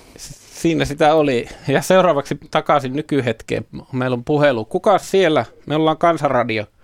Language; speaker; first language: Finnish; native; Finnish